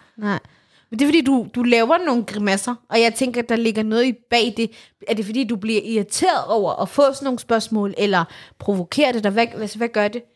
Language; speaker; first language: Danish; early bilingual, other home language; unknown